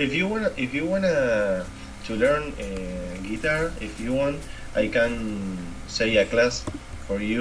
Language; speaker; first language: English; non-native, learner; Spanish